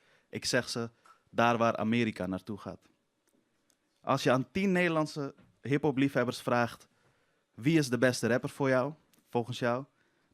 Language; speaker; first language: Dutch; early bilingual, other home language; Persian